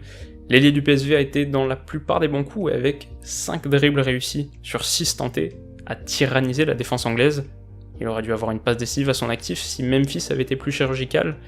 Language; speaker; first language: French; native; French